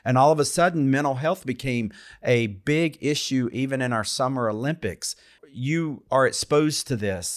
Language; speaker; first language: English; native; English